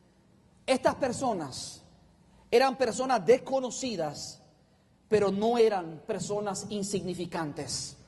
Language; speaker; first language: Spanish; native; Spanish